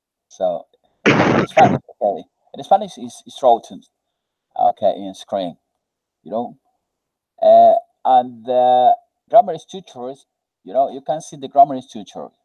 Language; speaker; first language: English; non-native, learner; Spanish